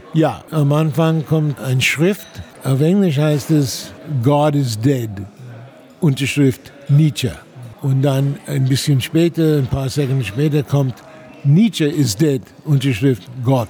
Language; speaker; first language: German; non-native, fluent; English